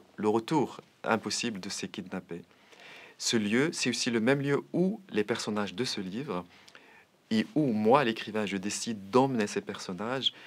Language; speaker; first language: French; non-native, local second language; Arabic